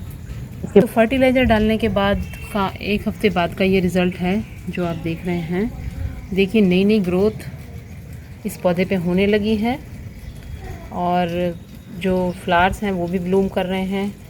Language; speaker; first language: Hindi; native; Hindi